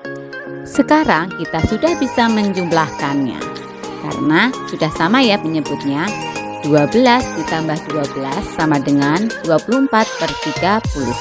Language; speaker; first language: Indonesian; native; Indonesian